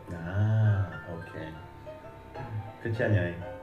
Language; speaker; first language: Romanian; non-native, learner; Indonesian